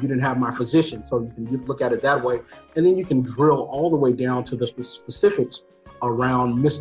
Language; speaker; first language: English; native; English